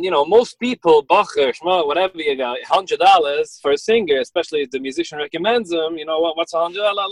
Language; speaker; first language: English; early bilingual, other home language; Yiddish